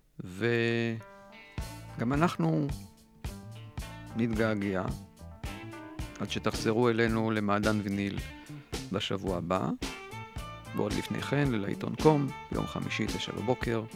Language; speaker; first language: Hebrew; native; Hebrew